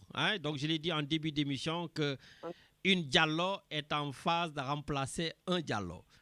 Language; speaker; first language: French; non-native, local second language; Wolof